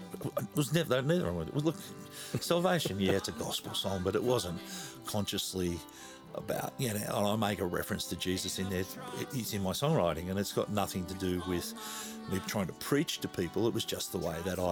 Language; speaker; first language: English; native; English